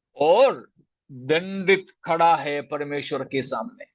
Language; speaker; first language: Hindi; non-native, local second language; Malayalam